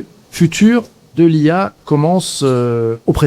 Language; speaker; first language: French; native; French